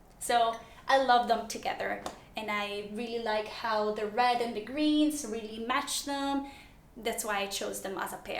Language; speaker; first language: English; non-native, fluent; Italian